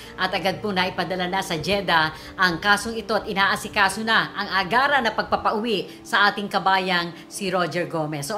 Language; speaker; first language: Filipino; native; Filipino